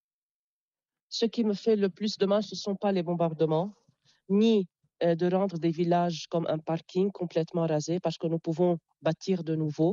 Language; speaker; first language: French; non-native, local second language; Arabic